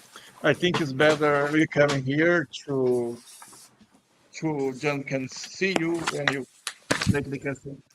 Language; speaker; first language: English; non-native, learner; Portuguese